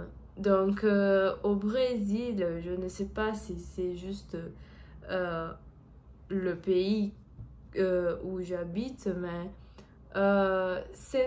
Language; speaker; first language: French; non-native, learner; Portuguese